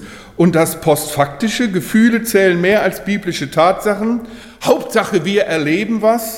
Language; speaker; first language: German; native; German